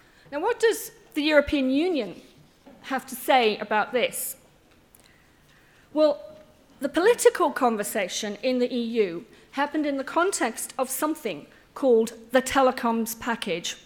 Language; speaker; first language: English; native; English